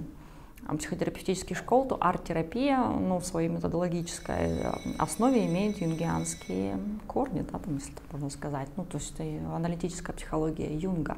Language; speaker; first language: Russian; native; Russian